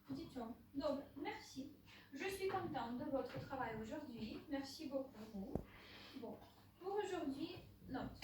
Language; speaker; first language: French; non-native, fluent; Ukrainian